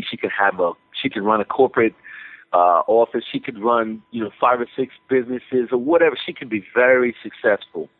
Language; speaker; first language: English; native; English